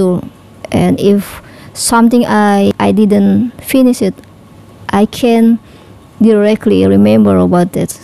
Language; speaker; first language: English; non-native, learner; Indonesian